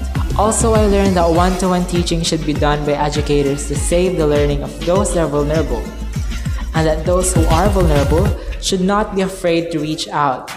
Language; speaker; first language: English; non-native, local second language; Cebuano